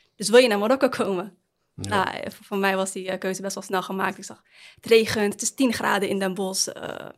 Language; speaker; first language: Dutch; early bilingual, other home language; Arabic